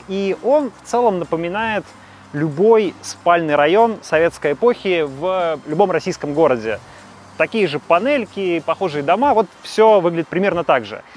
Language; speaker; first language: Russian; native; Russian